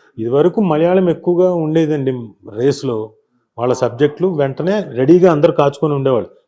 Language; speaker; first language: Telugu; native; Telugu